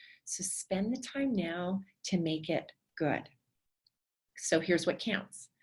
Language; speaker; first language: English; native; English